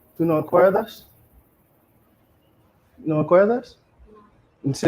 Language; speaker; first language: Spanish; non-native, learner; English